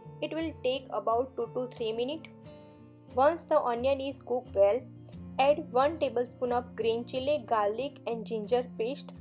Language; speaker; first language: English; non-native, local second language; Gujarati